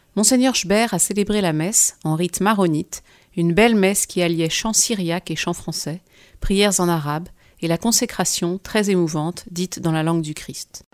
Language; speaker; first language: French; native; French